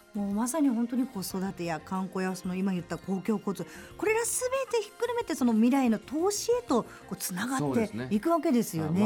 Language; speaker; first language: Japanese; native; Japanese